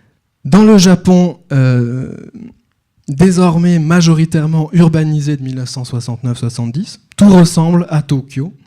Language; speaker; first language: French; native; French